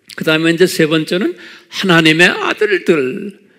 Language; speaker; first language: Korean; native; Korean